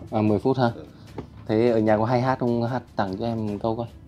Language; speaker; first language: Vietnamese; native; Vietnamese